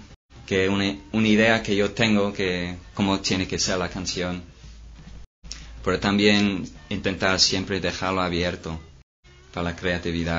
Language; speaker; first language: Spanish; non-native, fluent; English